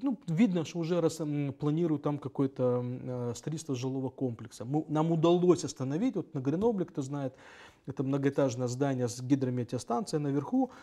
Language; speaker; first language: Russian; native; Russian